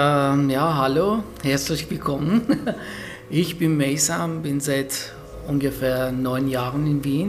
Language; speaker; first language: German; non-native, fluent; Persian